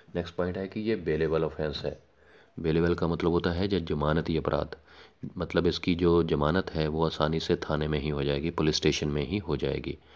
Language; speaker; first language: Hindi; non-native, local second language; Punjabi